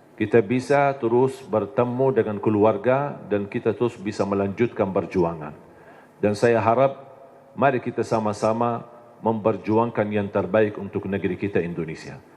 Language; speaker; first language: Indonesian; non-native, fluent; Arabic